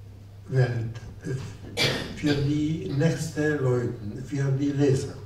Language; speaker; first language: German; non-native, fluent; Polish